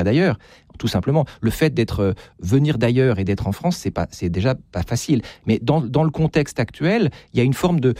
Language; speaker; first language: French; native; French